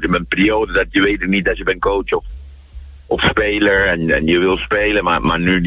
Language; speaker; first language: Dutch; non-native, fluent; Spanish